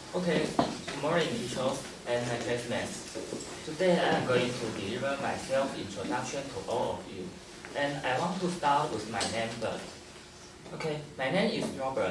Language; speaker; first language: English; non-native, learner; Chinese